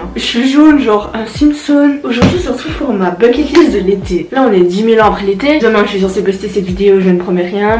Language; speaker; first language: French; native; French